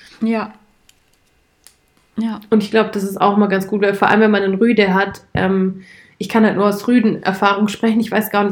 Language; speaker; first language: German; native; German